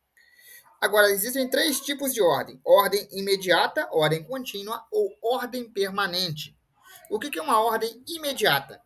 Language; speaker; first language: Portuguese; native; Portuguese